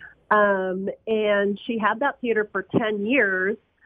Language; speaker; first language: English; early bilingual, other home language; Spanish